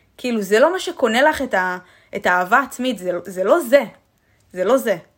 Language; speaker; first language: Hebrew; native; Hebrew